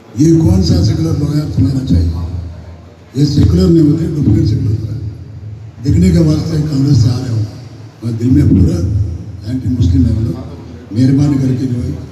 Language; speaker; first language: Hindi; non-native, local second language; Telugu